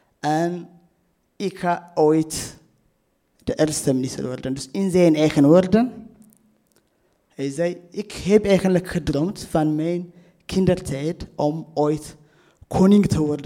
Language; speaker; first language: Dutch; non-native, fluent; Tigrinya